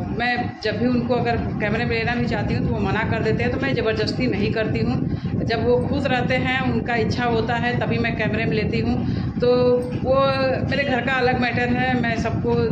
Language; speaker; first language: Hindi; native; Hindi